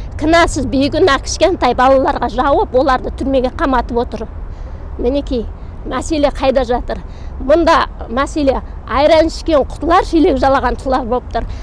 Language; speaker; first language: Kazakh; native; Kazakh